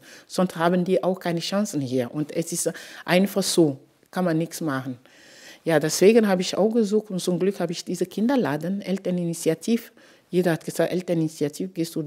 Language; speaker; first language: German; non-native, fluent; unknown